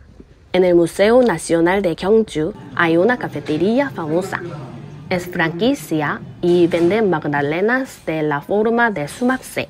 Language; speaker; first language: Spanish; non-native, learner; Korean